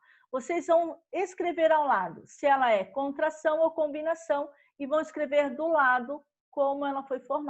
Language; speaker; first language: Portuguese; native; Portuguese